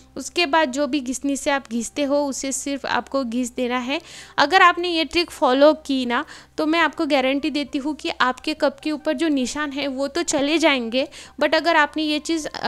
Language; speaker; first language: Hindi; non-native, local second language; Marathi